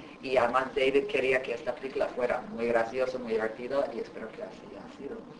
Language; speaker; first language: Spanish; native; Spanish